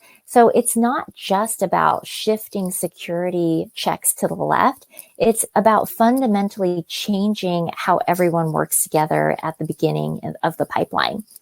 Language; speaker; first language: English; native; English